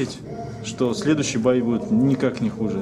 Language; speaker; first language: Russian; native; Russian